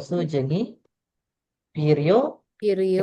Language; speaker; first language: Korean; non-native, fluent; Indonesian